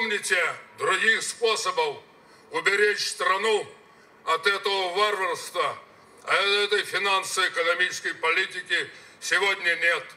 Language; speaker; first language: Russian; native; Russian